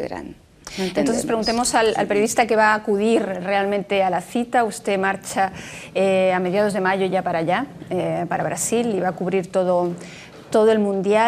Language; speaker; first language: Spanish; native; Spanish